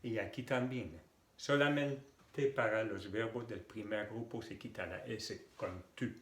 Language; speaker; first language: Spanish; non-native, fluent; French